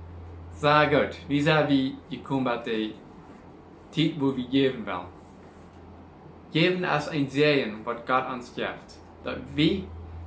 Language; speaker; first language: German; non-native, learner; Plautdietsch